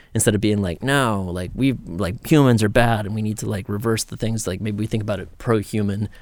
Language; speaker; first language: English; native; English